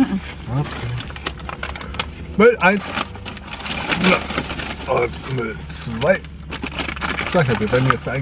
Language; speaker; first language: German; native; German